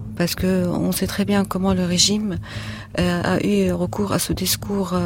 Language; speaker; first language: French; non-native, fluent; Arabic